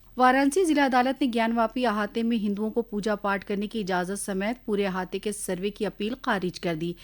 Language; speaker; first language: Urdu; native; Urdu